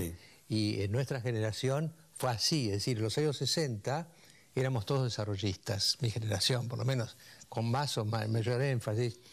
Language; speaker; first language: Spanish; native; Spanish